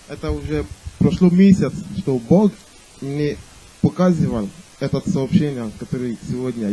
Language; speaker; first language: Russian; non-native, fluent; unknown